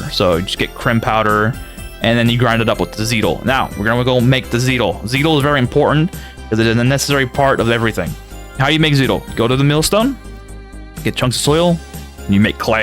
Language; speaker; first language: English; native; English